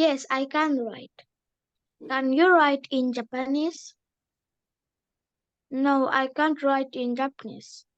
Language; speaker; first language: English; non-native, learner; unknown